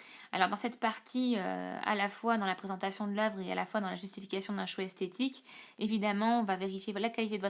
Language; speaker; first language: French; native; French